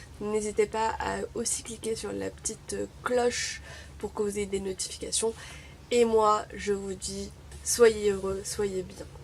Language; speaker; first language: French; non-native, local second language; Arabic